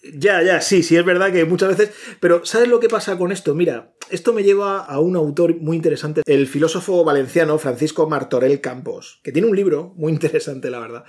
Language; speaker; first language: Spanish; native; Spanish